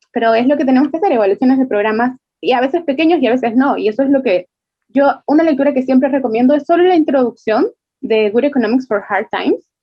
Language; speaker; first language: Spanish; native; Spanish